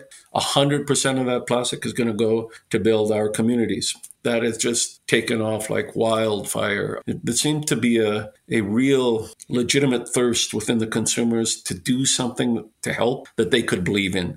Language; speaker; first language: English; native; English